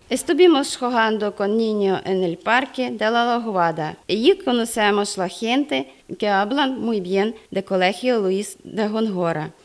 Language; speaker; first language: Spanish; non-native, fluent; Ukrainian